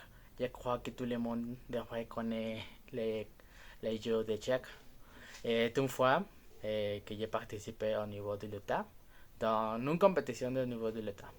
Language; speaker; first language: French; non-native, learner; Spanish